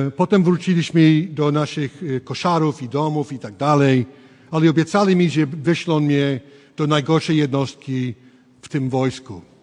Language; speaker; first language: Polish; early bilingual, heritage; English